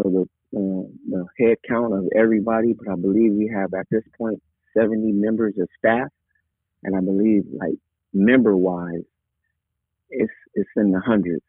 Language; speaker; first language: English; native; English